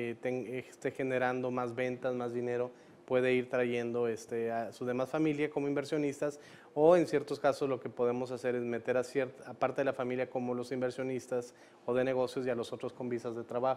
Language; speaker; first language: Spanish; native; Spanish